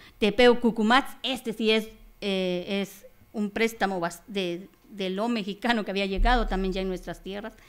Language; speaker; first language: Spanish; non-native, local second language; Kaqchikel